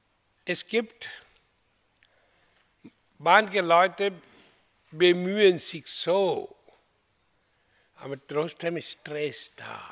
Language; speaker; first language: German; non-native, fluent; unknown